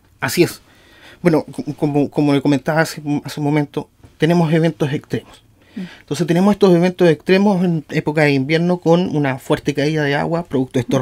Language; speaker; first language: Spanish; native; Spanish